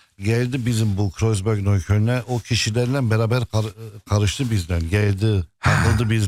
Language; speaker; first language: Turkish; early bilingual, heritage; Turkish